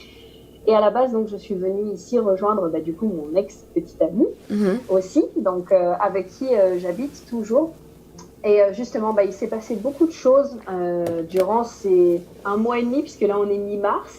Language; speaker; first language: French; native; French